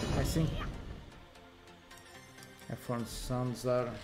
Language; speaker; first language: English; non-native, learner; Portuguese